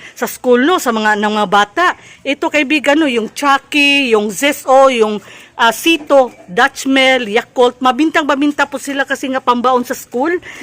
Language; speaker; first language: Filipino; non-native, local second language; Cebuano